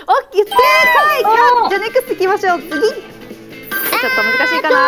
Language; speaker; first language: Japanese; native; Japanese